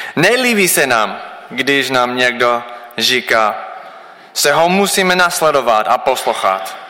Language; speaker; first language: Czech; non-native, learner; English